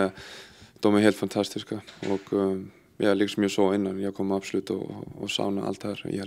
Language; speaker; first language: Swedish; non-native, fluent; Icelandic